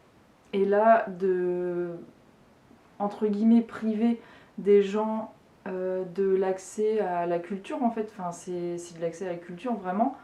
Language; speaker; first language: French; native; French